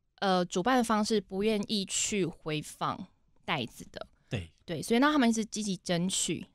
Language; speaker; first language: Chinese; native; Chinese